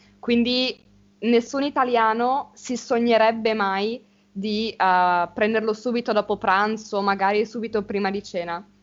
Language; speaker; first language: Italian; native; Italian